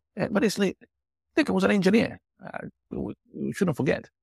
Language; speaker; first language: English; non-native, fluent; Italian